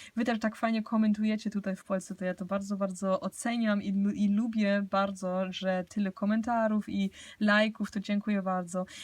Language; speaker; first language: Polish; early bilingual, heritage; Polish